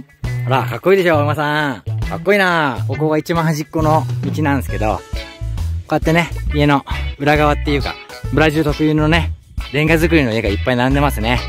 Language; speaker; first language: Japanese; native; Japanese